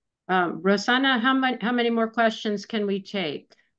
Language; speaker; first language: English; native; English